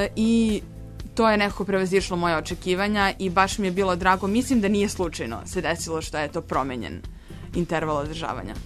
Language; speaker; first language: Serbian; native; Serbian